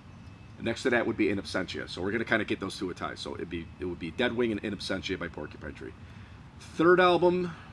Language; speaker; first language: English; native; English